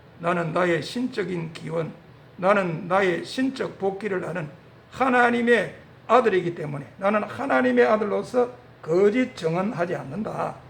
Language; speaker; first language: Korean; native; Korean